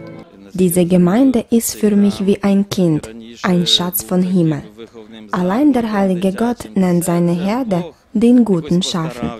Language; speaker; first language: German; non-native, fluent; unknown